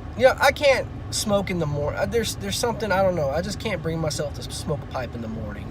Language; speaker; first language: English; native; English